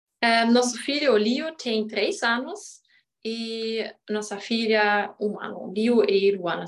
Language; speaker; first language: Portuguese; non-native, learner; German